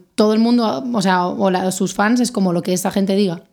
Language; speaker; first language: Spanish; native; Spanish